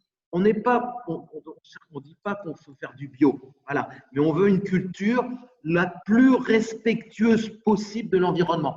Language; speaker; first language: French; native; French